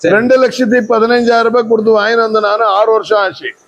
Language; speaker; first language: Tamil; non-native, local second language; Telugu